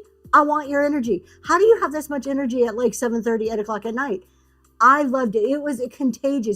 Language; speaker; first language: English; native; English